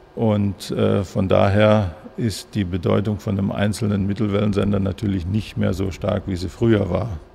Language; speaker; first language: German; native; German